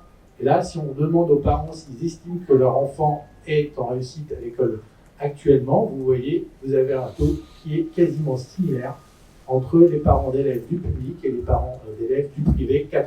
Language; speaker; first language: French; native; French